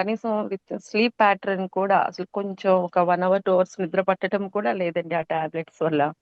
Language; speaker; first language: Telugu; native; Telugu